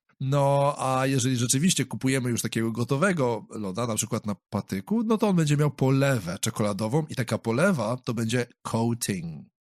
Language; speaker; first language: Polish; native; Polish